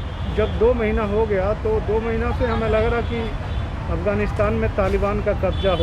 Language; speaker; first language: Hindi; native; Hindi